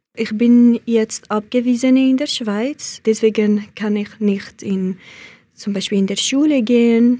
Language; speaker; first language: German; non-native, learner; Central Kurdish